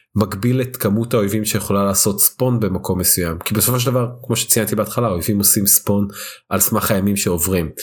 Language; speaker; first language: Hebrew; native; Hebrew